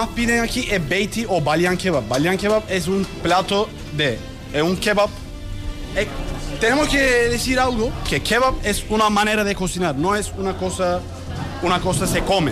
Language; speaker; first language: Spanish; non-native, learner; Turkish